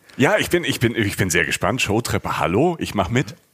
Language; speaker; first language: German; native; German